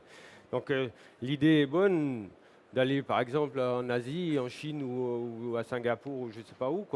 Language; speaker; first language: French; native; French